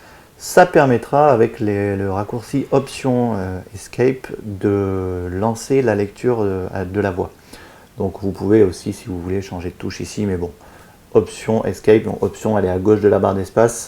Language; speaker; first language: French; native; French